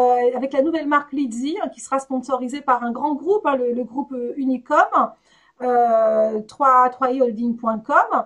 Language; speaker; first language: French; native; French